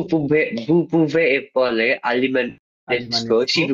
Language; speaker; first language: French; non-native, learner; Bangla